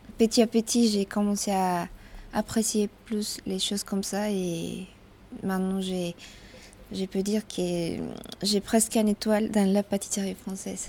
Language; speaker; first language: French; non-native, fluent; Spanish